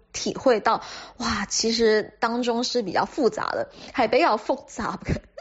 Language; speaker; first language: Chinese; non-native, local second language; Cantonese